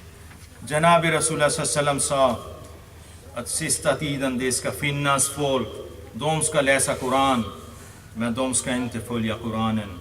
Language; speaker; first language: Swedish; non-native, fluent; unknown